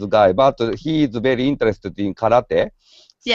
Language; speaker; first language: English; non-native, learner; Japanese